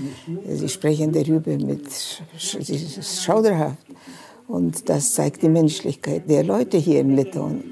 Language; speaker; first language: German; non-native, fluent; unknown